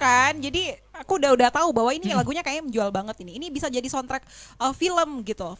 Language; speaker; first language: Indonesian; native; Indonesian